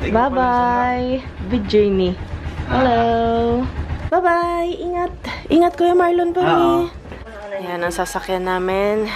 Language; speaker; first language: Filipino; early bilingual, heritage; Filipino